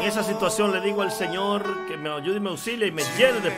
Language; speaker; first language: Spanish; native; Spanish